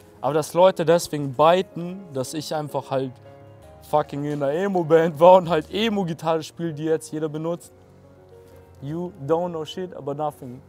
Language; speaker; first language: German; native; German